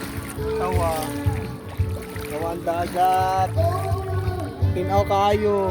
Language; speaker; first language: Filipino; non-native, local second language; Cebuano